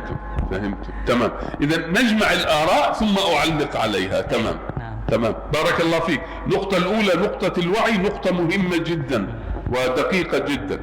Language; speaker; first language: Arabic; native; Arabic